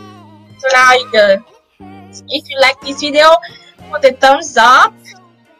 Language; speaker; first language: English; non-native, fluent; French